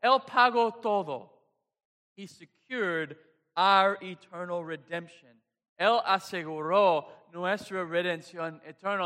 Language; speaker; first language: Spanish; non-native, fluent; English